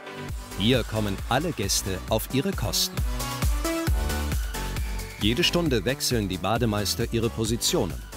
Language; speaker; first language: German; native; German